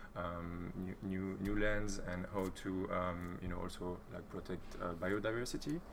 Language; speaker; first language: English; non-native, fluent; French